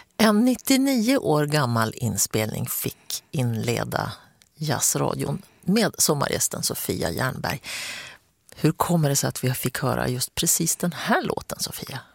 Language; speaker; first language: Swedish; native; Swedish